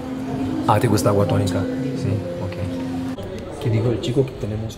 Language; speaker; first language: Spanish; non-native, learner; Romanian